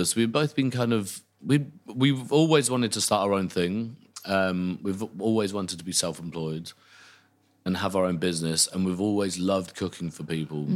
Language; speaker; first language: English; native; English